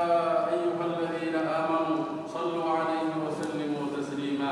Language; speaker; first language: Arabic; non-native, local second language; Somali